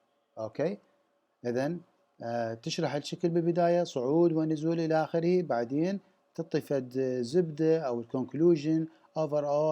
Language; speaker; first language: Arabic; native; Arabic